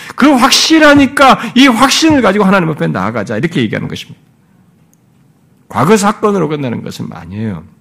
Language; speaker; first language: Korean; native; Korean